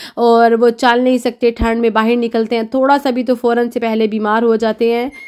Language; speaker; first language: Urdu; native; Urdu